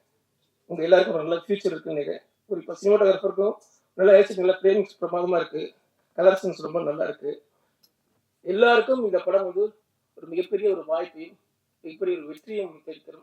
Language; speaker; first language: Tamil; native; Tamil